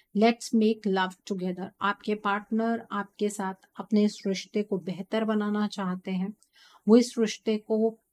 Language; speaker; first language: Hindi; native; Hindi